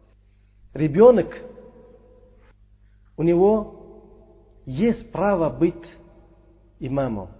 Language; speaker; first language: Russian; non-native, local second language; Uzbek